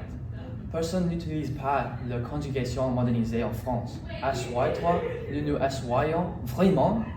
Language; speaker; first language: French; non-native, learner; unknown